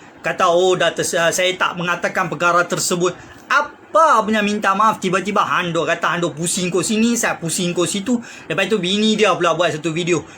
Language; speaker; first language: Malay; native; Malay